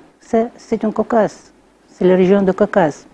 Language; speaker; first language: French; non-native, learner; Russian